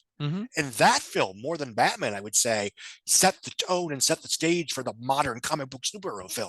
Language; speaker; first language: English; native; English